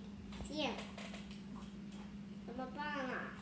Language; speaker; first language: Chinese; early bilingual, heritage; Chinese